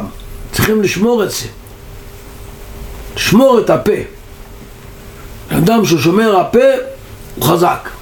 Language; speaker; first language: Hebrew; non-native, local second language; Yiddish